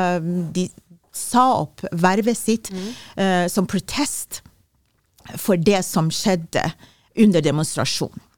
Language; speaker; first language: Norwegian; non-native, fluent; Persian